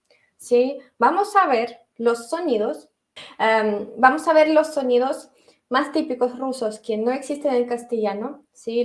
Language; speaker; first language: Spanish; non-native, fluent; Russian